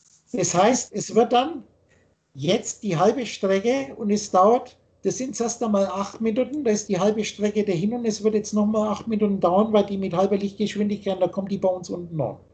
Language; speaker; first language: German; native; German